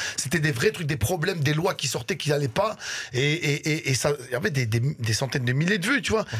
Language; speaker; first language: French; early bilingual, other home language; Arabic